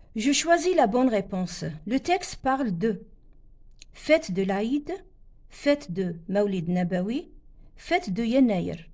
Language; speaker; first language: French; non-native, local second language; Arabic